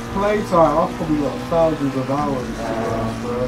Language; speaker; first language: English; native; English